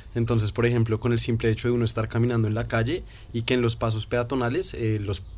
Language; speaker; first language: Spanish; native; Spanish